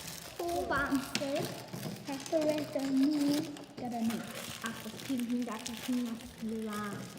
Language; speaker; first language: Welsh; non-native, local second language; English